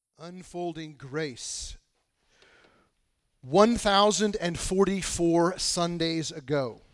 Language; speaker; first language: English; native; English